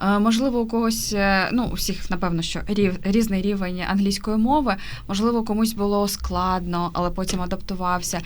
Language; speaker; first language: Ukrainian; native; Ukrainian